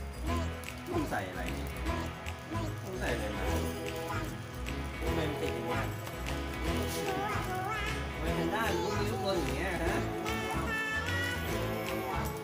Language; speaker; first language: Thai; native; Thai